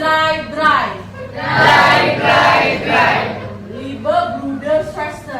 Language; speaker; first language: German; non-native, learner; Indonesian